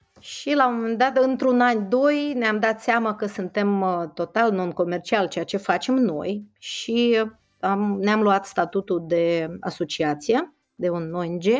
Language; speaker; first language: Romanian; non-native, fluent; Russian